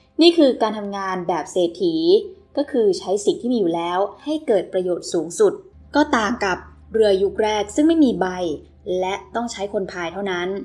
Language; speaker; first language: Thai; native; Thai